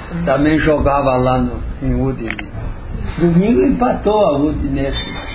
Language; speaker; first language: Portuguese; non-native, local second language; Friulian